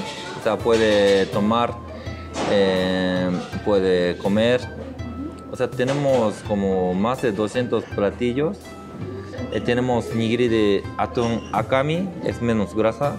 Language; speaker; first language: Spanish; non-native, fluent; Japanese